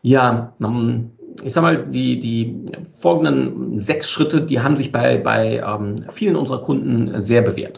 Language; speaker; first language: German; native; German